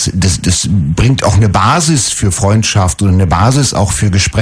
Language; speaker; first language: German; native; German